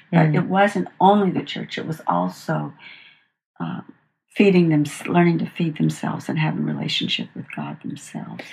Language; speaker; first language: English; native; English